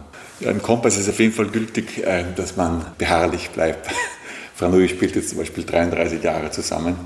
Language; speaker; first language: German; native; German